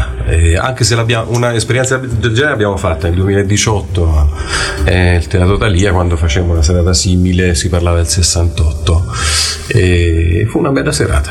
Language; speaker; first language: Italian; native; Italian